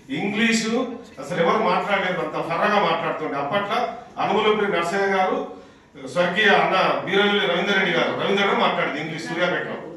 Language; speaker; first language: Telugu; non-native, local second language; Urdu